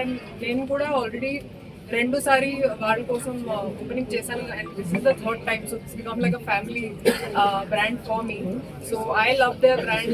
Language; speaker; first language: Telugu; non-native, fluent; Hindi